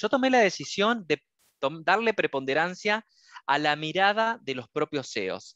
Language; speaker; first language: Spanish; native; Spanish